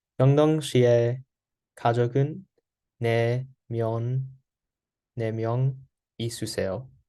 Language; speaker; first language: Korean; non-native, learner; English